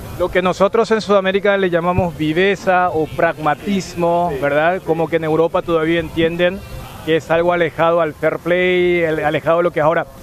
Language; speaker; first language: Spanish; native; Spanish